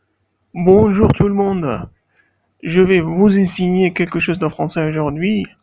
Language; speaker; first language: French; non-native, fluent; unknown